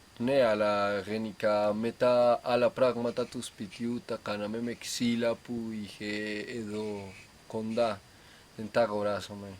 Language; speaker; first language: Greek; non-native, fluent; Spanish